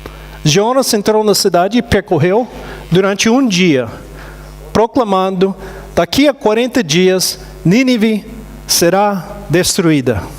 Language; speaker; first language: Portuguese; non-native, fluent; English